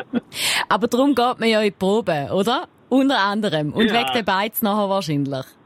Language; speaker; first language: German; native; German